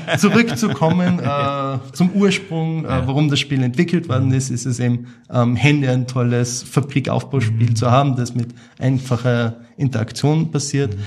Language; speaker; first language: German; native; German